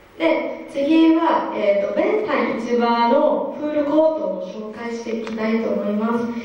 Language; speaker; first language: Japanese; non-native, fluent; Vietnamese